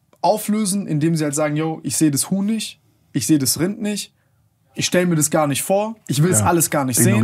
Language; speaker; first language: German; native; German